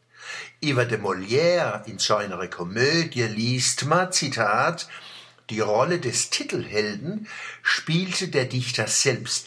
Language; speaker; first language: German; native; German